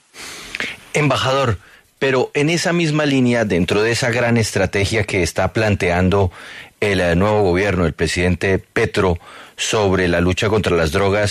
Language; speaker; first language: Spanish; native; Spanish